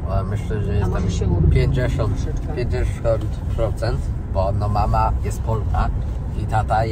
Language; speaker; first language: Polish; early bilingual, heritage; Polish